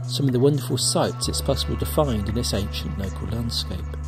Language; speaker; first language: English; native; English